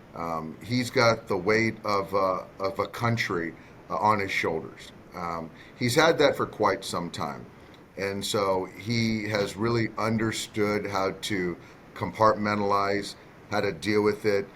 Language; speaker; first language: English; native; English